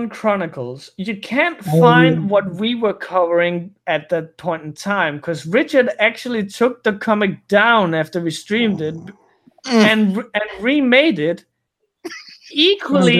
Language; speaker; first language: English; non-native, fluent; Danish